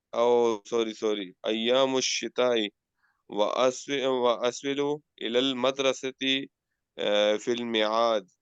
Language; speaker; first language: Arabic; non-native, learner; Urdu